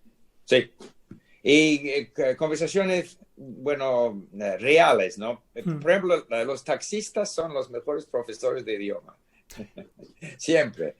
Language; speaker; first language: Spanish; non-native, fluent; English